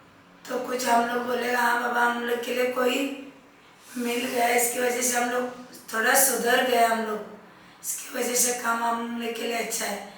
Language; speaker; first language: Hindi; non-native, local second language; Marathi